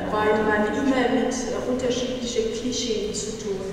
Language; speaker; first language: German; non-native, fluent; Persian